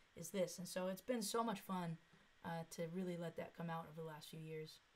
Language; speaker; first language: English; native; English